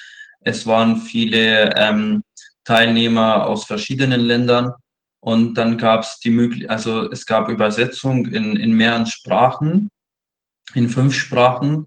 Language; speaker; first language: German; non-native, fluent; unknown